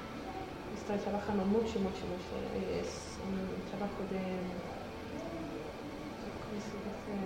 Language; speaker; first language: Spanish; non-native, learner; Swedish